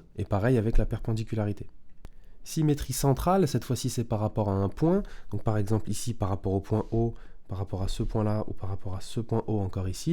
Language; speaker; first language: French; native; French